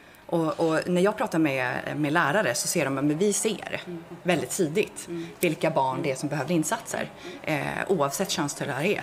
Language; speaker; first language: Swedish; native; Swedish